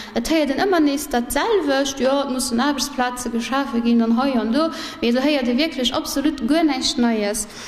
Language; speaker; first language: Luxembourgish; early bilingual, other home language; Portuguese